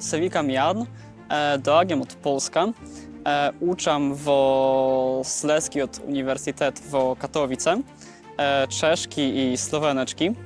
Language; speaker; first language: Macedonian; non-native, learner; Polish